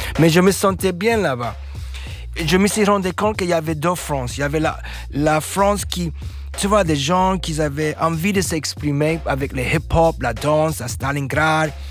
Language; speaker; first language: French; non-native, fluent; English